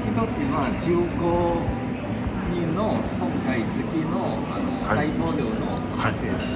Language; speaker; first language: Japanese; non-native, fluent; Chinese